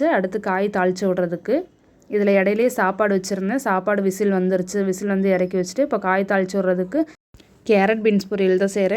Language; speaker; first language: Tamil; native; Tamil